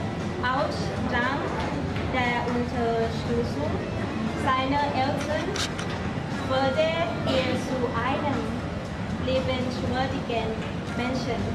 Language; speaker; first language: German; non-native, learner; Thai